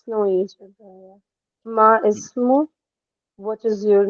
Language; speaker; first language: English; non-native, local second language; Hindi